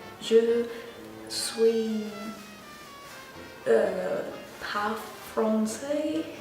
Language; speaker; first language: French; non-native, fluent; English